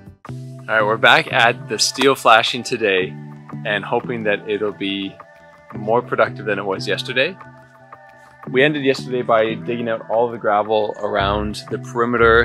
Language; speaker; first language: English; native; English